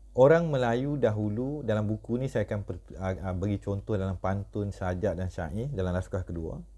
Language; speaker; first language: Malay; native; Malay